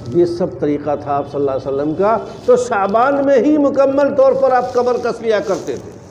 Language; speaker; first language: Urdu; native; Urdu